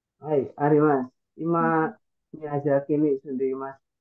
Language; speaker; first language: Japanese; non-native, learner; Indonesian